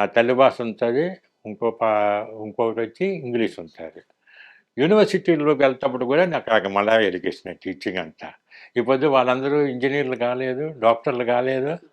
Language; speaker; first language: Telugu; early bilingual, heritage; Telugu